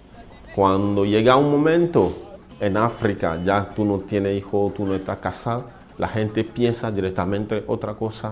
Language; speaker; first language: Spanish; non-native, learner; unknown